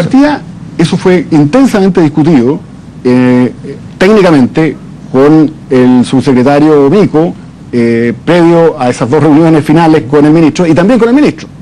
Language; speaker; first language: Spanish; native; Spanish